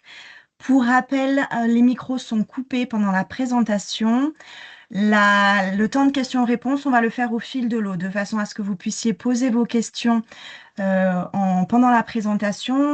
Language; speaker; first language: French; native; French